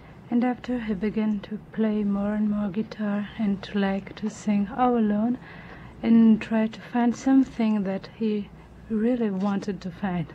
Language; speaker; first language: English; non-native, fluent; Portuguese